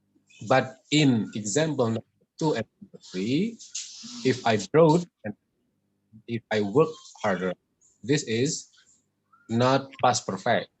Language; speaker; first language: English; non-native, learner; Indonesian